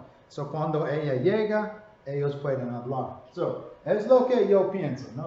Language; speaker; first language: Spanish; non-native, learner; English